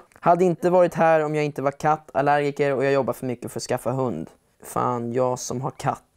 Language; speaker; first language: Swedish; native; Swedish